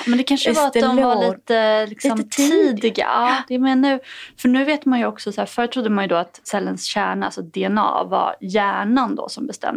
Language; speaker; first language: Swedish; native; Swedish